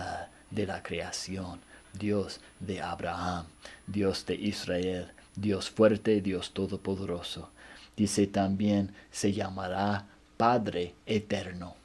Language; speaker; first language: Spanish; non-native, fluent; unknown